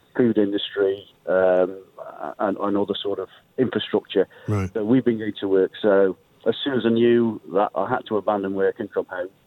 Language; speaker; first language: English; native; English